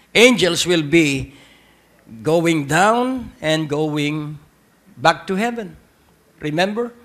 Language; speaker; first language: English; non-native, local second language; Filipino